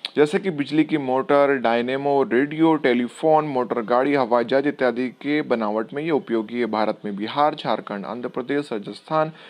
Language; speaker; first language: Hindi; non-native, local second language; Gujarati